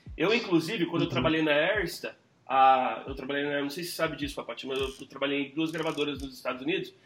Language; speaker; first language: Portuguese; early bilingual, heritage; English